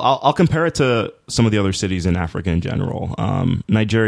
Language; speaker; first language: English; native; English